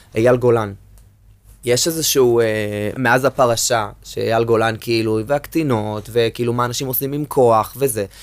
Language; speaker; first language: Hebrew; native; Hebrew